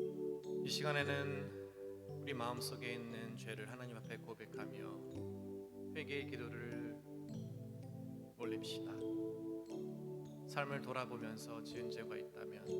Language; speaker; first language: Korean; native; Korean